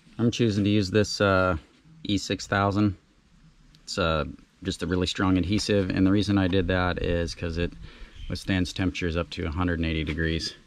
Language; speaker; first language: English; native; English